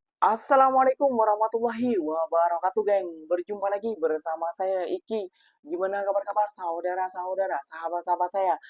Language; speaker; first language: Indonesian; native; Indonesian